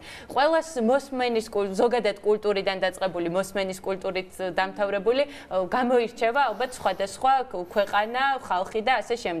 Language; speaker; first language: Georgian; native; Georgian